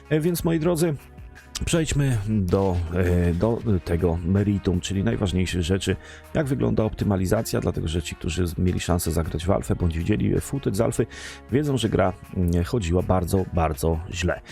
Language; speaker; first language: Polish; native; Polish